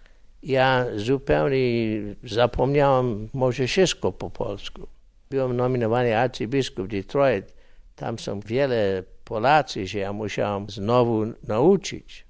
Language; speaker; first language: Polish; early bilingual, heritage; English